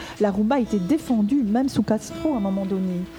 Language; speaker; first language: French; native; French